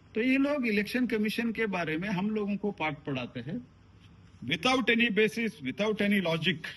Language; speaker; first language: Hindi; non-native, local second language; Kannada